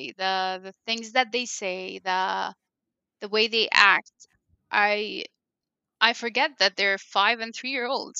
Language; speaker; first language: English; non-native, fluent; Arabic